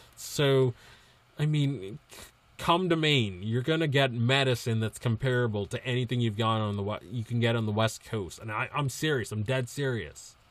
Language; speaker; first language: English; native; English